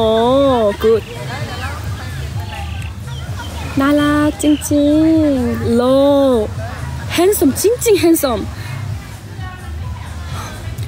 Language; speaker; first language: English; non-native, learner; Thai